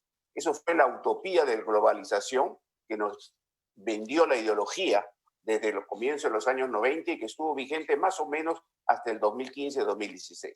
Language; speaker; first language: Spanish; native; Spanish